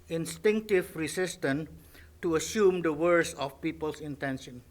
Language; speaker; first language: English; non-native, fluent; Indonesian